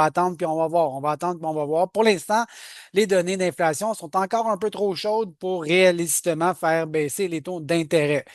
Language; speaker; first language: French; native; French